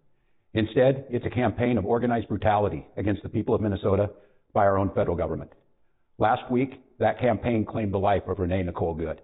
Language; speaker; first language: English; native; English